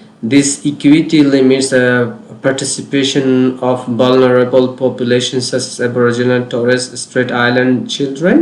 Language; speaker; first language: English; non-native, local second language; Bangla